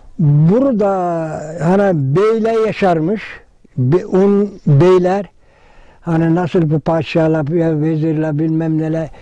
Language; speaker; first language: Turkish; native; Turkish